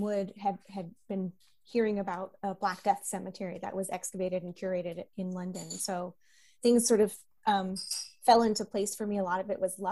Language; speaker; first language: English; native; English